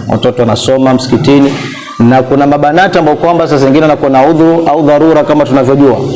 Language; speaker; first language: Swahili; native; Swahili